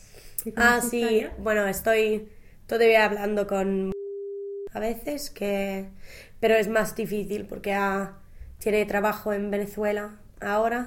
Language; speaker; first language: Spanish; non-native, fluent; English